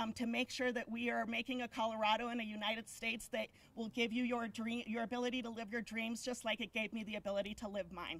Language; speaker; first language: English; early bilingual, other home language; Spanish